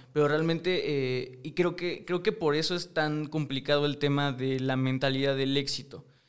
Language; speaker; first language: Spanish; native; Spanish